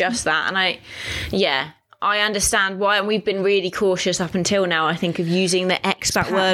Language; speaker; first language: English; native; English